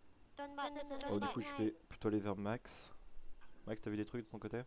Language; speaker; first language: French; native; French